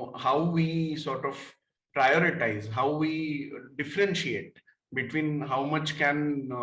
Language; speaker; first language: English; non-native, local second language; Hindi